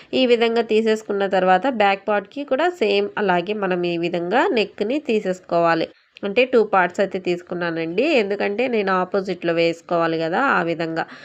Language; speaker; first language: Telugu; non-native, local second language; Urdu